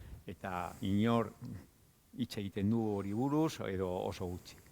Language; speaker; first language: Basque; non-native, local second language; Spanish